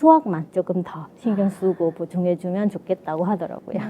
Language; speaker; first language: Korean; non-native, fluent; Vietnamese